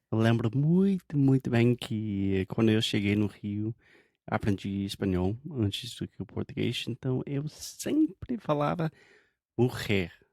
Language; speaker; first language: Portuguese; non-native, fluent; English